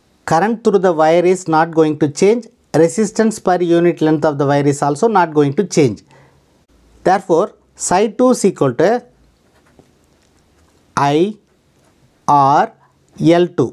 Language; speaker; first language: English; non-native, local second language; Tamil